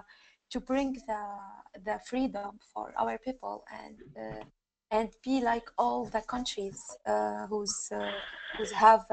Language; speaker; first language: English; non-native, learner; Arabic